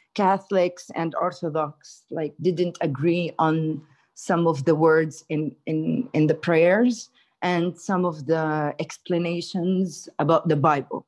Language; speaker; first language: English; non-native, fluent; Hebrew